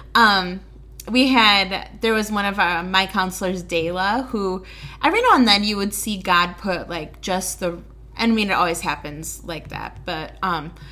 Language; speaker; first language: English; native; English